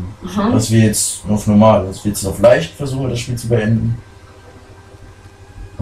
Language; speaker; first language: German; native; German